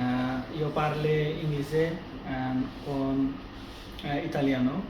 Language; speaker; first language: Italian; non-native, learner; Bangla